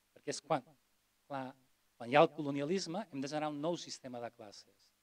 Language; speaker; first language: Catalan; non-native, local second language; Spanish